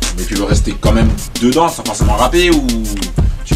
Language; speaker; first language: French; native; French